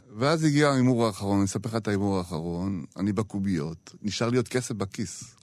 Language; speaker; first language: Hebrew; native; Hebrew